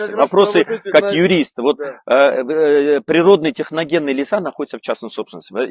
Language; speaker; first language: Russian; non-native, local second language; Kazakh